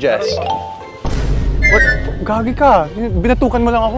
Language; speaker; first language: Filipino; native; Filipino